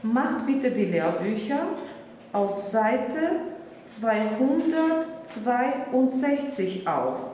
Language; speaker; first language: German; non-native, fluent; Russian